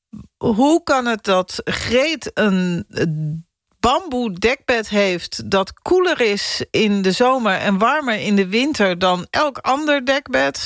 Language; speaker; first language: Dutch; native; Dutch